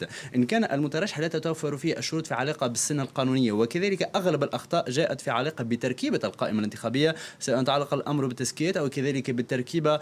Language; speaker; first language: Arabic; native; Arabic